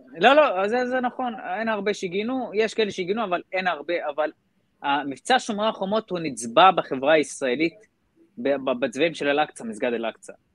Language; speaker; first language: Hebrew; non-native, local second language; Arabic